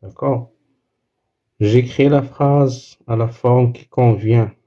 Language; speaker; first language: French; non-native, local second language; Arabic